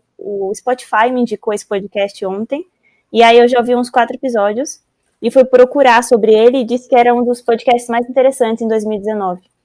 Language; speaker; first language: Portuguese; native; Portuguese